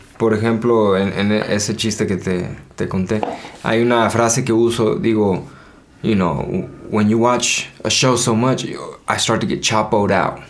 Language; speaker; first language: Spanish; early bilingual, heritage; Spanish